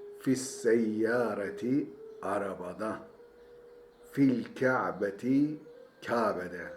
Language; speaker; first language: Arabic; non-native, fluent; Turkish